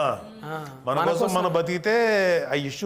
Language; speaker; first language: Telugu; native; Telugu